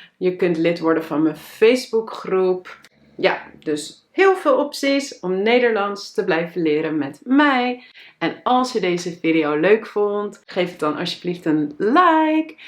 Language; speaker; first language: Dutch; native; Dutch